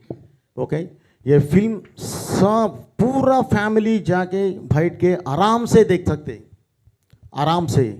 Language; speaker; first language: Hindi; non-native, learner; Telugu